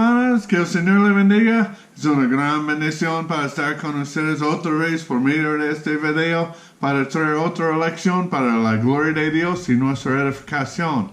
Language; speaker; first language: Spanish; non-native, fluent; English